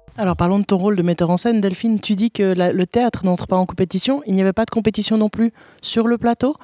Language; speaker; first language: French; native; French